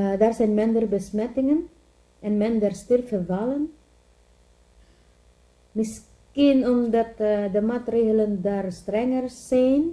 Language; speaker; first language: Dutch; non-native, learner; Filipino